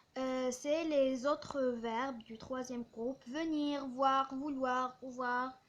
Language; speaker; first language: French; non-native, local second language; Arabic